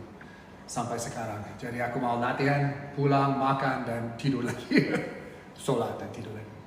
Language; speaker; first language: Indonesian; non-native, fluent; English